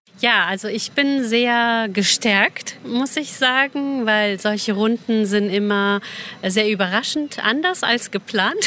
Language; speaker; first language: German; non-native, fluent; Arabic